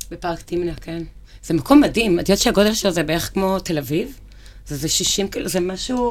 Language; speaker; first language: Hebrew; native; Hebrew